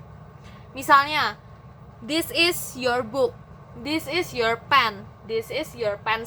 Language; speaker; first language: English; non-native, fluent; Indonesian